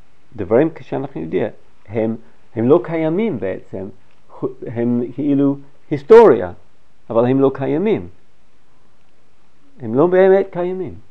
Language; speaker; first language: Hebrew; non-native, fluent; English